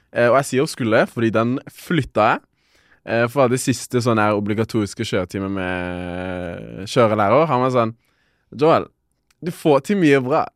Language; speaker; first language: Norwegian; early bilingual, other home language; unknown